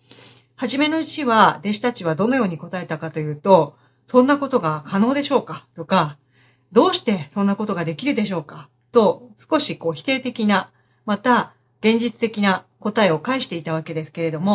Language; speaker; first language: Japanese; native; Japanese